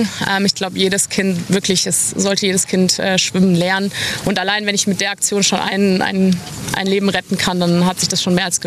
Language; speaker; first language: German; native; German